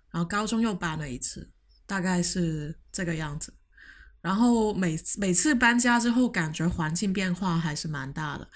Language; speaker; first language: Chinese; non-native, local second language; Cantonese